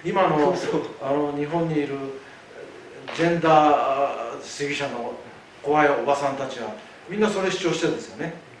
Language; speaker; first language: Japanese; native; Japanese